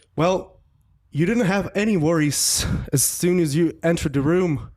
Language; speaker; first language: English; non-native, fluent; Czech